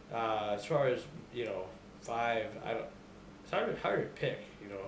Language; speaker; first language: English; native; English